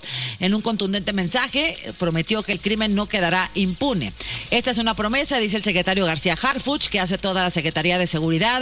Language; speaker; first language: Spanish; native; Spanish